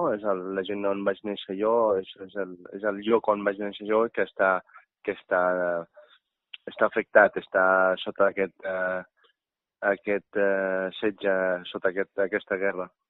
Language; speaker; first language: Catalan; non-native, fluent; Arabic